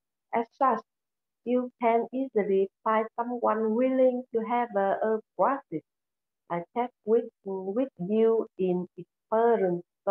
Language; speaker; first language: English; non-native, learner; Vietnamese